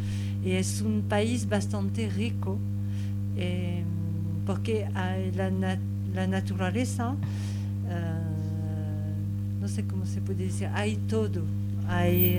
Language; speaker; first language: Spanish; non-native, learner; French